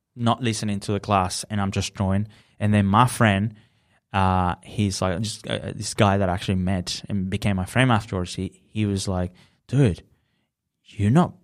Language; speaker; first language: English; non-native, fluent; Spanish